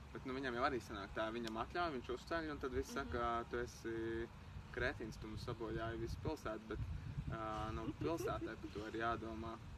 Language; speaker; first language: Latvian; native; Latvian